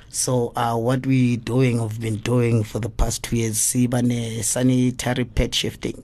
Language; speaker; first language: English; non-native, local second language; Zulu